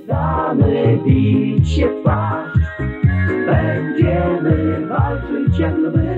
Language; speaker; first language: Polish; native; Polish